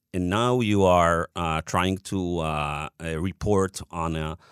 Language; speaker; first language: English; non-native, fluent; Hebrew